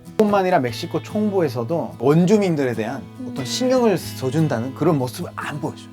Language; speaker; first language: Korean; non-native, fluent; Spanish